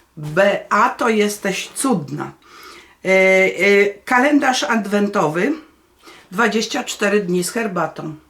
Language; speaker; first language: Polish; native; Polish